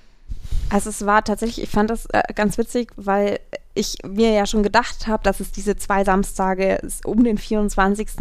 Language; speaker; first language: German; native; German